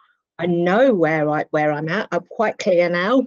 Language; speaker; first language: English; native; English